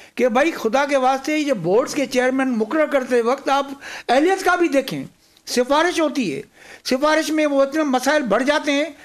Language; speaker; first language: Urdu; non-native, local second language; Sindhi